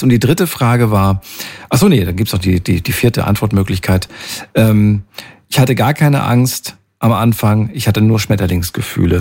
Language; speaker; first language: German; native; German